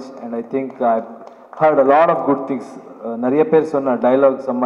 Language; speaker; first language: Tamil; non-native, learner; Kannada